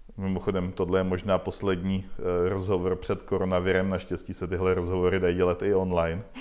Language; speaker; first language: Czech; native; Czech